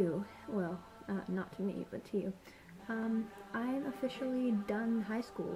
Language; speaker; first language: English; native; English